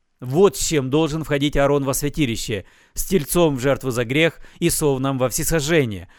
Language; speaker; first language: Russian; native; Russian